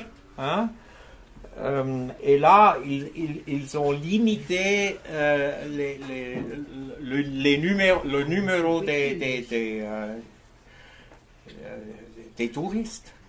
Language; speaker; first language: French; non-native, fluent; German